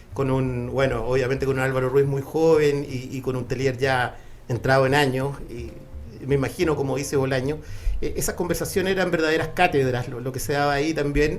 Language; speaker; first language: Spanish; native; Spanish